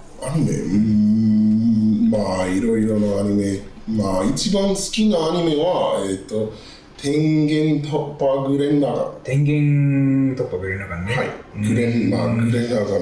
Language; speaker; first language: Japanese; non-native, learner; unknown